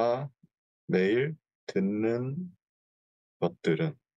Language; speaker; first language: Korean; native; Korean